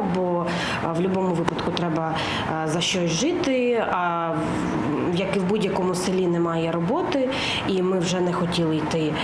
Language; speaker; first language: Ukrainian; native; Ukrainian